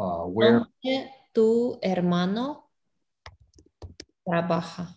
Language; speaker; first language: Spanish; non-native, learner; Russian